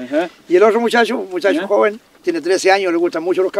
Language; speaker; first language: Spanish; native; Spanish